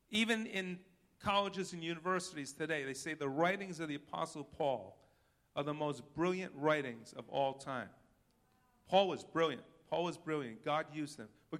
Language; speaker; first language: English; native; English